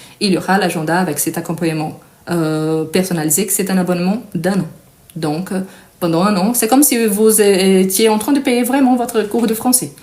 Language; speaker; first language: French; non-native, fluent; Portuguese